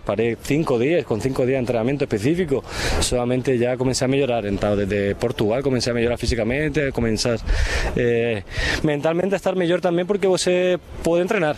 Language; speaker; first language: Portuguese; non-native, fluent; Spanish